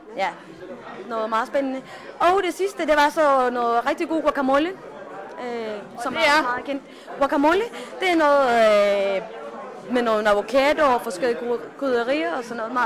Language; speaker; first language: Danish; non-native, fluent; Spanish